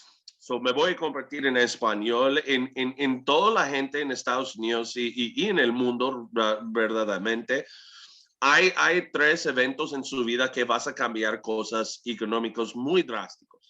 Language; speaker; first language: Spanish; early bilingual, heritage; English